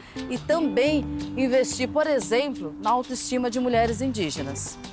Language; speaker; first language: Portuguese; native; Portuguese